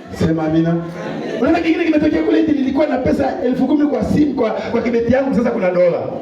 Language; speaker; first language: Swahili; non-native, local second language; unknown